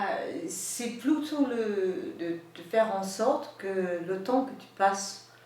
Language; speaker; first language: French; non-native, learner; English